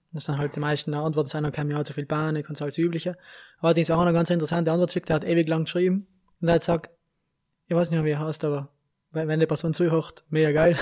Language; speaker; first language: German; native; German